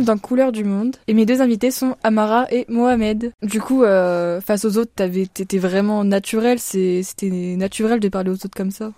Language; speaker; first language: French; native; French